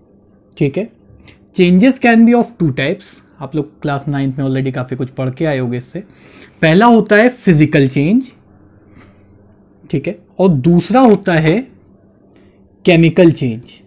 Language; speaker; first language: Hindi; native; Hindi